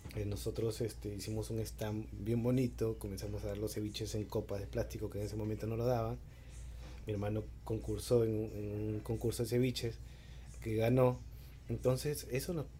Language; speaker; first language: Spanish; native; Spanish